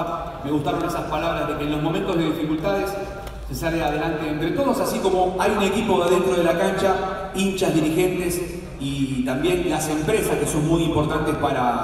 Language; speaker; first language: Spanish; native; Spanish